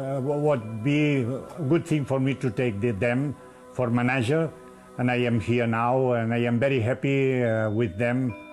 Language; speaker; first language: English; non-native, learner; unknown